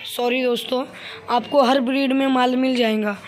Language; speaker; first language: Hindi; non-native, local second language; Urdu